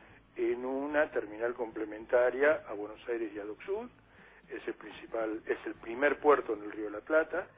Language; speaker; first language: Spanish; native; Spanish